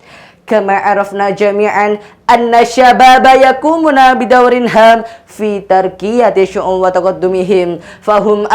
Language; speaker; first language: Arabic; non-native, learner; Indonesian